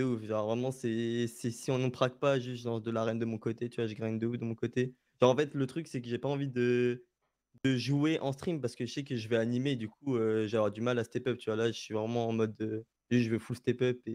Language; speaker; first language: French; native; French